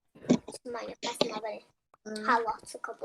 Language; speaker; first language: Welsh; non-native, local second language; English